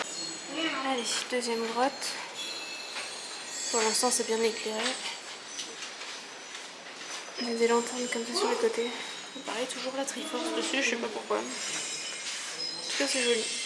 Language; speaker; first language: French; native; French